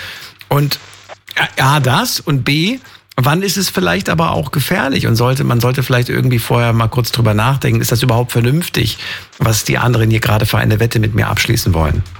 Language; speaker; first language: German; native; German